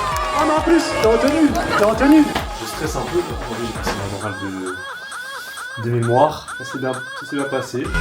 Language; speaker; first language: French; native; French